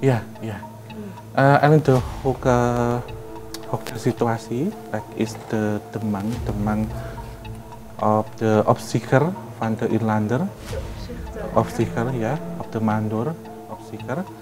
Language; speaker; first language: Dutch; non-native, learner; Indonesian